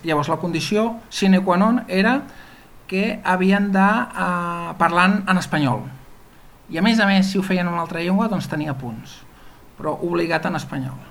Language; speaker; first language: Catalan; native; Catalan